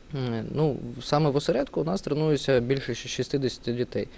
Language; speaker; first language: Ukrainian; non-native, local second language; Russian